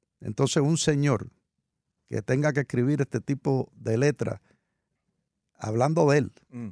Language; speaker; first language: Spanish; native; Spanish